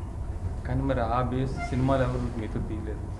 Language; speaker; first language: Telugu; native; Telugu